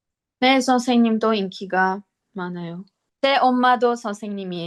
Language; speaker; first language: Korean; non-native, learner; Armenian